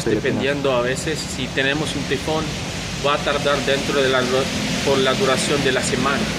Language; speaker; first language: Spanish; non-native, fluent; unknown